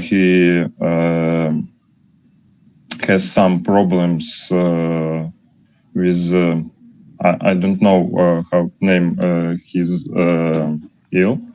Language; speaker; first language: English; non-native, learner; Russian